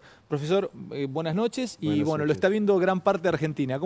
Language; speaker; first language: Spanish; native; Spanish